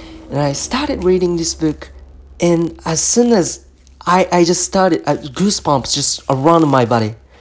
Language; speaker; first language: English; non-native, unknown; Japanese